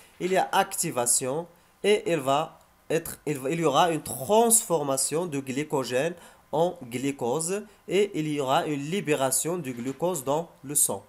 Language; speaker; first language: French; non-native, local second language; Arabic